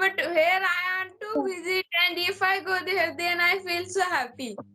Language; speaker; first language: English; non-native, learner; Marathi